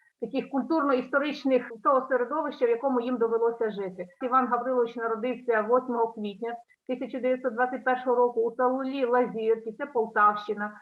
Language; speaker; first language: Ukrainian; native; Ukrainian